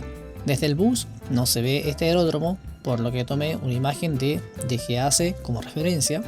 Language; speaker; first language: Spanish; native; Spanish